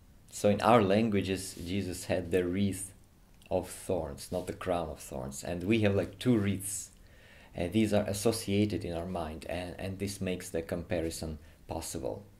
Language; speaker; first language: English; non-native, fluent; Ukrainian